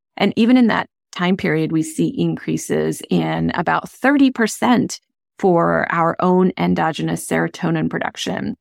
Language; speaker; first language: English; non-native, local second language; Hindi